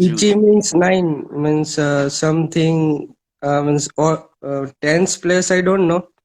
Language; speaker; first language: English; non-native, learner; Indonesian